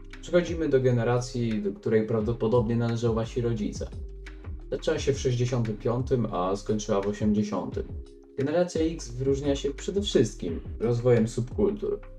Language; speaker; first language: Polish; native; Polish